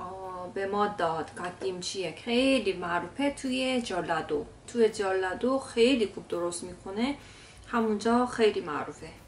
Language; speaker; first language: Persian; non-native, learner; Korean